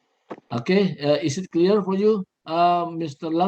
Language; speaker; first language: English; non-native, learner; Indonesian